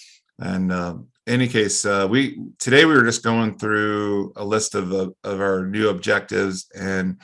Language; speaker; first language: English; native; English